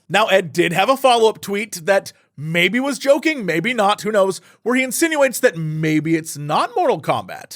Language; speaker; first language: English; native; English